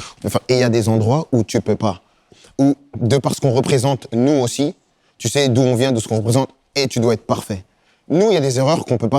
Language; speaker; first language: French; native; French